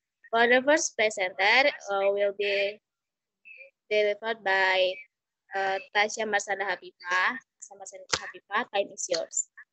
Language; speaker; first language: English; non-native, learner; Indonesian